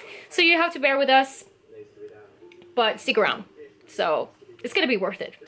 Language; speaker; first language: English; non-native, fluent; Swedish